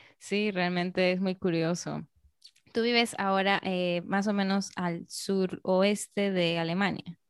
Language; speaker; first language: Spanish; native; Spanish